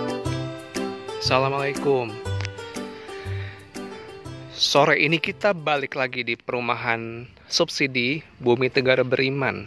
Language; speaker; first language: Indonesian; native; Indonesian